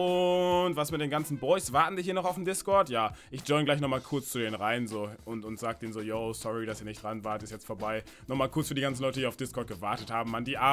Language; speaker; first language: German; native; German